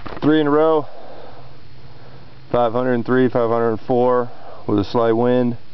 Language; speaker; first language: English; native; English